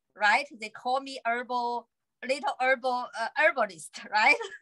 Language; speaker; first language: English; non-native, fluent; Chinese